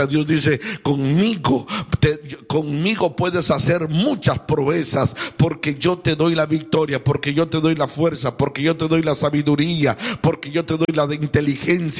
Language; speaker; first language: Spanish; native; Spanish